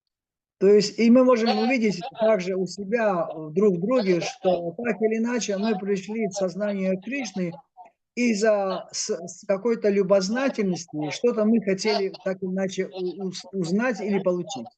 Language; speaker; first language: Russian; native; Russian